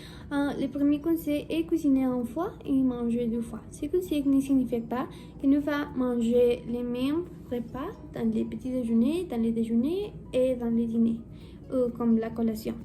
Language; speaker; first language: French; non-native, learner; Spanish